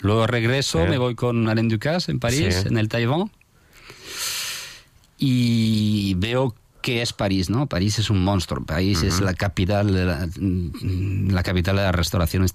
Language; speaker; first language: Spanish; non-native, fluent; French